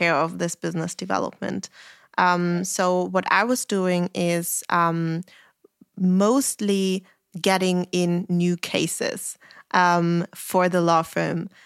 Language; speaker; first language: English; non-native, fluent; German